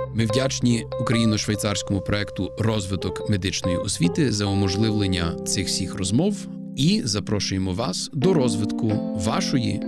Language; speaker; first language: Ukrainian; early bilingual, heritage; Ukrainian